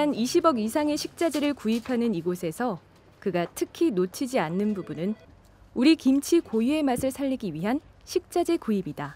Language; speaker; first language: Korean; native; Korean